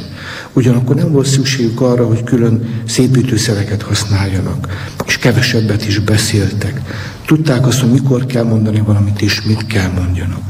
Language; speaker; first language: Hungarian; native; Hungarian